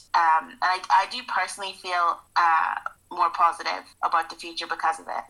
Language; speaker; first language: English; native; English